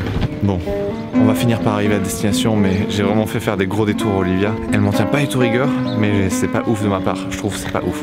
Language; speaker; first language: French; native; French